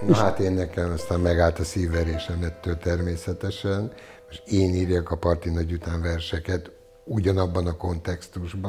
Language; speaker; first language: Hungarian; native; Hungarian